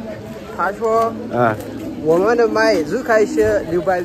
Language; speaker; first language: Chinese; non-native, learner; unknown